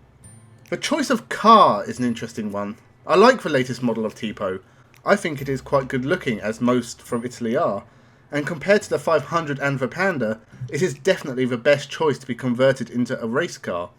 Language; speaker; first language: English; native; English